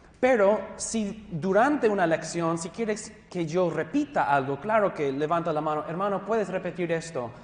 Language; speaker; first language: Spanish; non-native, fluent; English